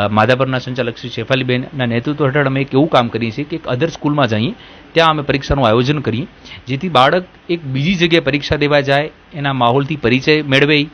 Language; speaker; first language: Gujarati; native; Gujarati